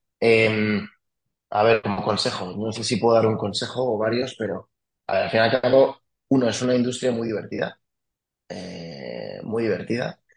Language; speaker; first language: Spanish; early bilingual, other home language; French